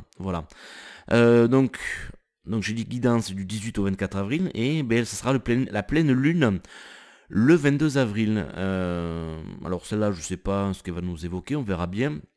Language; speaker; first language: French; native; French